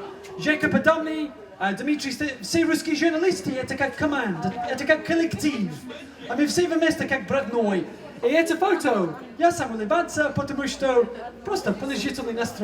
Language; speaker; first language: Russian; non-native, learner; English